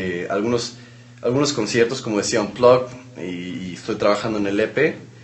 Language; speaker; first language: Spanish; native; Spanish